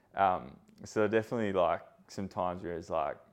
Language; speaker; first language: English; native; English